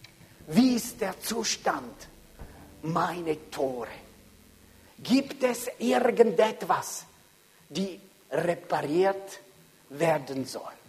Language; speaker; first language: German; non-native, fluent; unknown